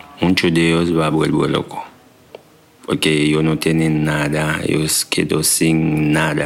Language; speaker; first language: Spanish; non-native, learner; Haitian Creole